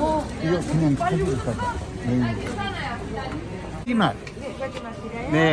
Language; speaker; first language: Korean; non-native, fluent; English